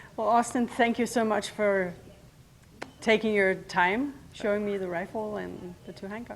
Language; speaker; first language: English; non-native, fluent; Danish